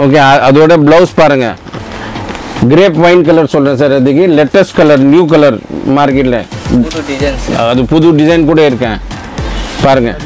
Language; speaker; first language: Tamil; non-native, local second language; Hindi